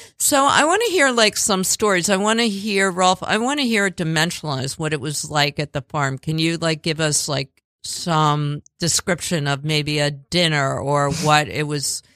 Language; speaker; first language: English; native; English